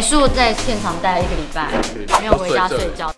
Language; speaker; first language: Chinese; native; Chinese